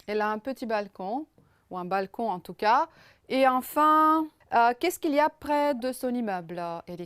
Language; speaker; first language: French; non-native, fluent; Romanian